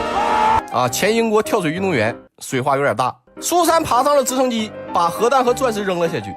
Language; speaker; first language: Chinese; native; Chinese